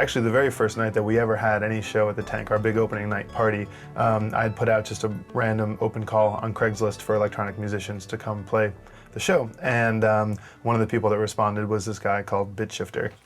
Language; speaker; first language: English; native; English